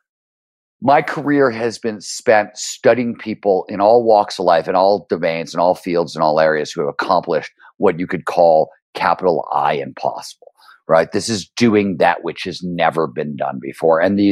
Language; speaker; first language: English; native; English